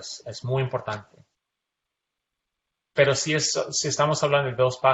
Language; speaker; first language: Spanish; non-native, fluent; English